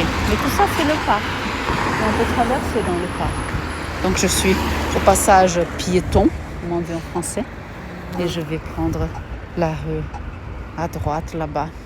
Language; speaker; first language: French; non-native, fluent; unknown